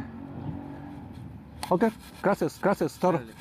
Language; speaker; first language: Spanish; non-native, learner; English